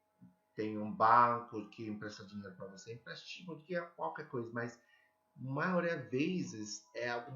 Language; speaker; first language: Portuguese; non-native, learner; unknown